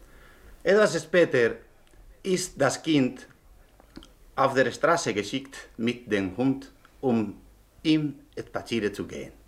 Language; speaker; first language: German; non-native, learner; Spanish